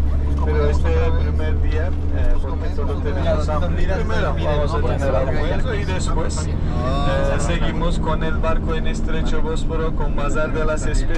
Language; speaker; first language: Spanish; non-native, fluent; Turkish